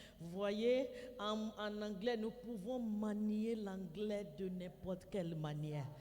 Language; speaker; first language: French; non-native, fluent; Yoruba